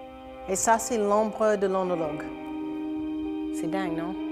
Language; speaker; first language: French; non-native, fluent; English